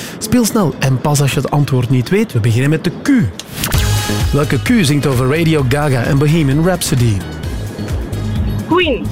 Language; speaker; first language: Dutch; native; Dutch